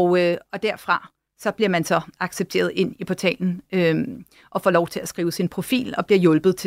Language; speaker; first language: Danish; native; Danish